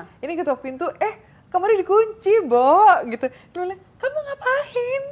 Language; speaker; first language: Indonesian; native; Indonesian